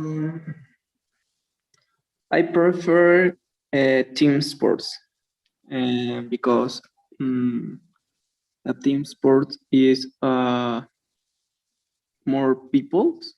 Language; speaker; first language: English; non-native, learner; Spanish